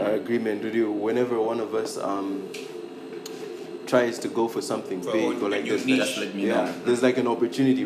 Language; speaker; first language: English; non-native, local second language; Nyanja